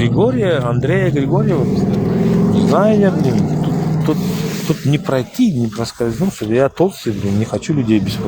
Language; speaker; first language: Russian; non-native, local second language; Turkmen